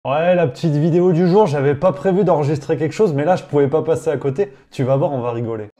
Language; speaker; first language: French; native; French